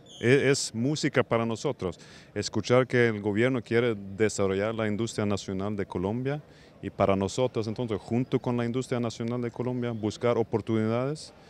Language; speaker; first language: Spanish; non-native, fluent; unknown